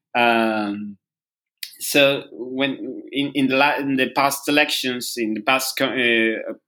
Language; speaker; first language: English; non-native, fluent; Spanish